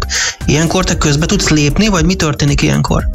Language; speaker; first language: Hungarian; native; Hungarian